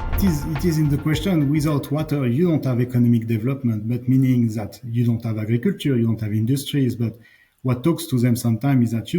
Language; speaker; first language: English; non-native, fluent; French